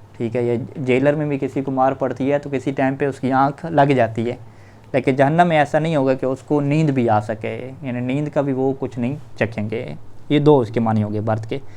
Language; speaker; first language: Urdu; native; Urdu